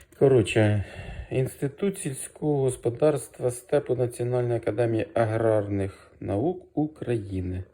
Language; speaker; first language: Ukrainian; native; Ukrainian